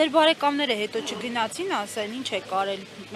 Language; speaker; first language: Armenian; native; Armenian